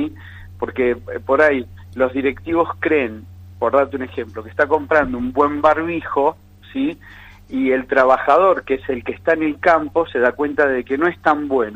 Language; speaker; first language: Spanish; native; Spanish